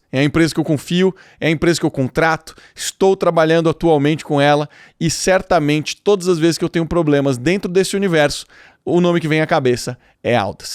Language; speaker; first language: Portuguese; native; Portuguese